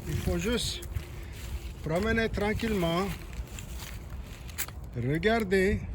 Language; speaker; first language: French; non-native, local second language; English